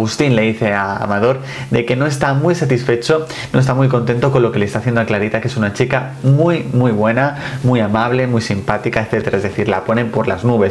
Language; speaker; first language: Spanish; native; Spanish